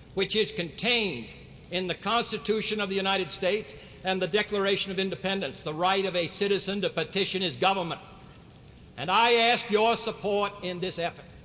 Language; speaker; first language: English; native; English